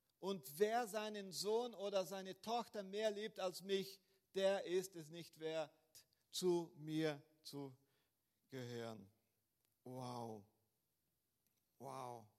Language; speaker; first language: German; non-native, fluent; Portuguese